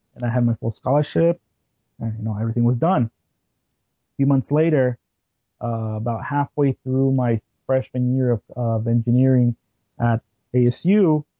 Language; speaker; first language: English; early bilingual, other home language; Spanish